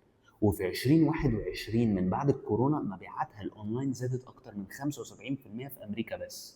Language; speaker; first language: Arabic; native; Arabic